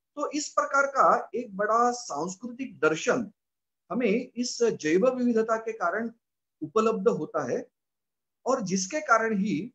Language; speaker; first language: Hindi; non-native, local second language; Marathi